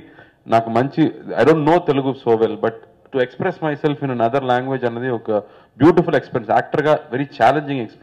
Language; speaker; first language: Telugu; non-native, learner; Tamil